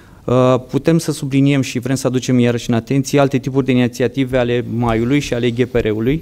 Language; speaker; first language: Romanian; native; Romanian